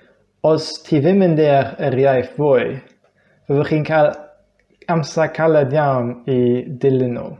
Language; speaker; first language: Welsh; non-native, fluent; English